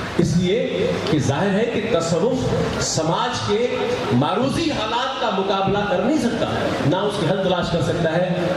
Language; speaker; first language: Urdu; non-native, local second language; Sindhi